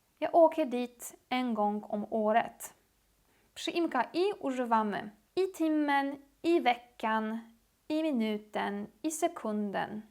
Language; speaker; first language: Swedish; non-native, fluent; Polish